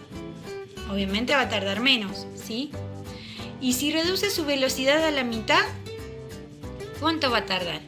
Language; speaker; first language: Spanish; native; Spanish